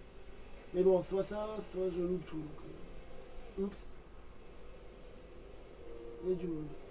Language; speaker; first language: French; native; French